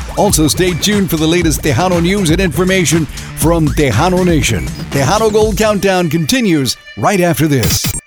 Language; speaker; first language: English; early bilingual, other home language; Spanish